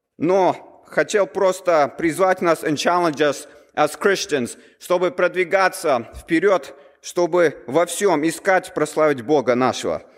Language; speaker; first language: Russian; early bilingual, heritage; Russian